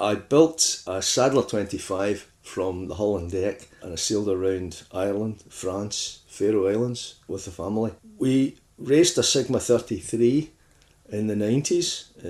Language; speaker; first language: English; native; English